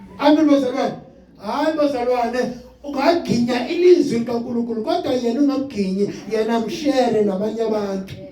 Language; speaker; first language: Zulu; non-native, local second language; Xhosa